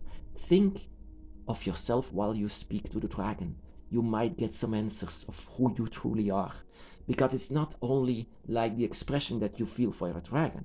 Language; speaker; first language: English; non-native, fluent; Dutch